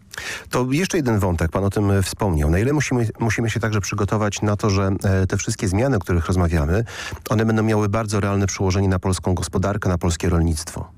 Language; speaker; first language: Polish; native; Polish